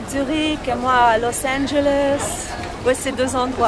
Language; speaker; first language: French; non-native, local second language; German